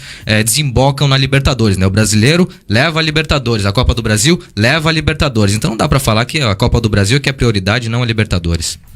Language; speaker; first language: Portuguese; native; Portuguese